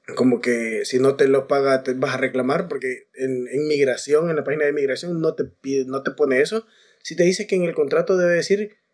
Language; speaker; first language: Spanish; native; Spanish